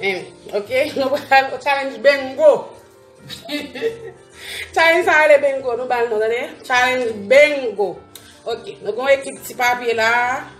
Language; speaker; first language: French; non-native, learner; Haitian Creole